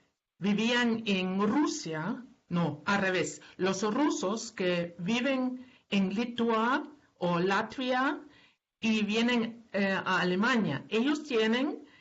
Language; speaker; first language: Spanish; non-native, fluent; German